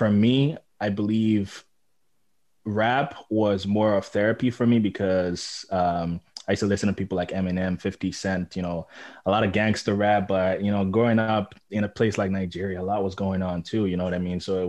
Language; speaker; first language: English; non-native, local second language; Igbo